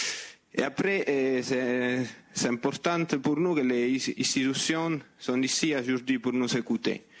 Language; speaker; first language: French; non-native, fluent; Italian